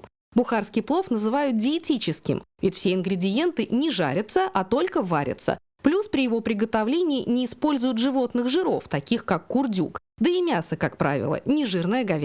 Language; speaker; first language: Russian; native; Russian